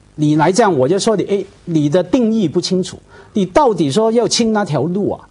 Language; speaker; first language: Chinese; non-native, fluent; Cantonese